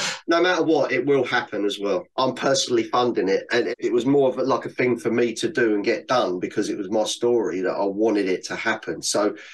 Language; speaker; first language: English; native; English